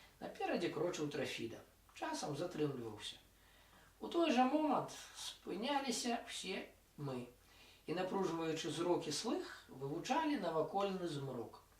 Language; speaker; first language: Belarusian; non-native, local second language; Russian